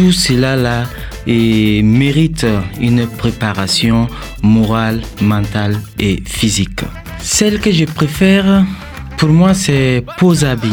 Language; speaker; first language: French; non-native, local second language; Mossi